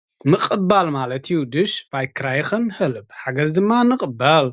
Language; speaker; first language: Dutch; non-native, fluent; Tigrinya